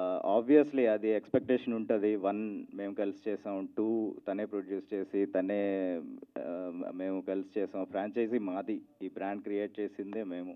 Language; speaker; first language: Telugu; native; Telugu